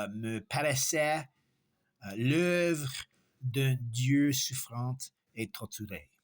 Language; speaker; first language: French; non-native, learner; English